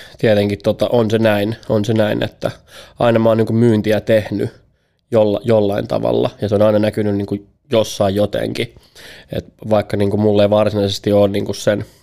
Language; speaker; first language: Finnish; early bilingual, other home language; Bosnian